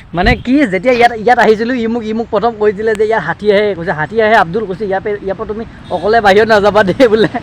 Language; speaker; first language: Assamese; non-native, local second language; Bangla